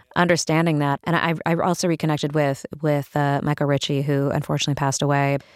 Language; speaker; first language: English; native; English